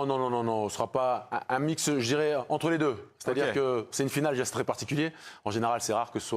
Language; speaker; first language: French; native; French